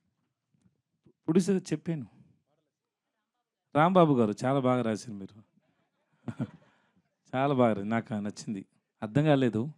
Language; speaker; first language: Telugu; non-native, learner; Tamil